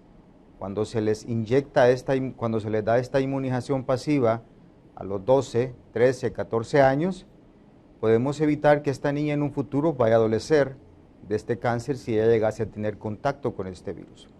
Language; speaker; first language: Spanish; native; Spanish